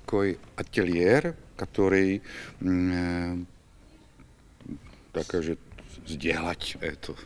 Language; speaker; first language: Russian; non-native, learner; Czech